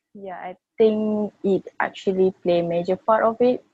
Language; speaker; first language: English; non-native, local second language; Malay